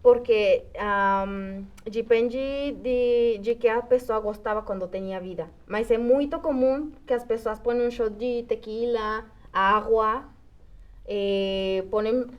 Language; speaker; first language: Portuguese; non-native, fluent; Spanish